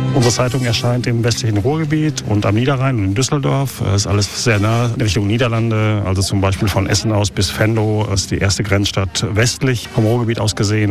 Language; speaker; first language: German; native; German